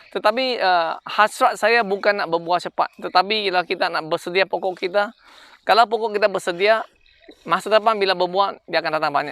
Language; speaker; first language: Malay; non-native, local second language; Chinese